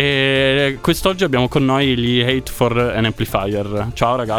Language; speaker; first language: Italian; native; Italian